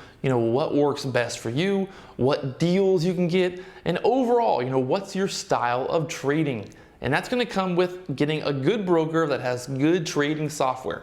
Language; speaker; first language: English; native; English